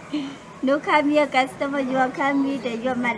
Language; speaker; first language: English; non-native, learner; Burmese